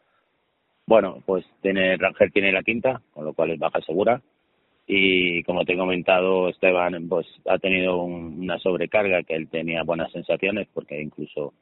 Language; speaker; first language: Spanish; native; Spanish